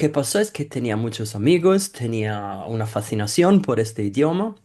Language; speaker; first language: Spanish; non-native, fluent; Italian